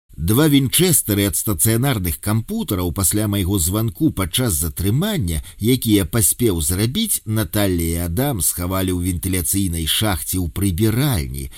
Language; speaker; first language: Belarusian; native; Belarusian